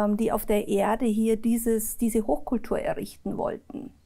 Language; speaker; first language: German; native; German